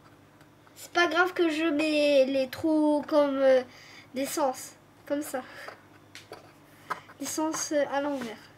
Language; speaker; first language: French; non-native, local second language; Arabic